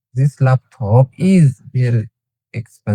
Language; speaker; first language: English; non-native, learner; Tigrinya